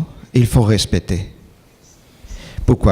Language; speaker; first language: French; non-native, learner; Spanish